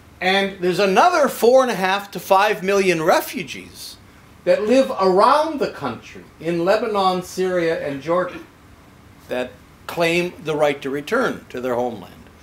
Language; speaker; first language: English; native; English